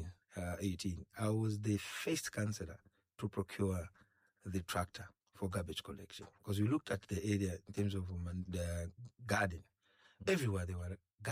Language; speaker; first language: English; non-native, local second language; Nyanja